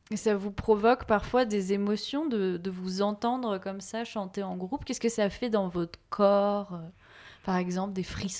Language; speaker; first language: French; native; French